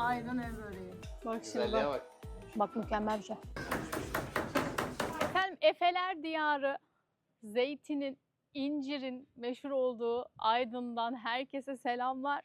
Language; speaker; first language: Turkish; native; Turkish